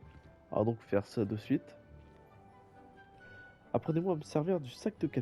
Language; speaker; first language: French; native; French